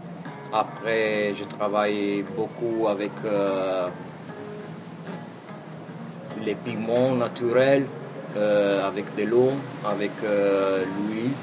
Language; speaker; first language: French; non-native, fluent; Italian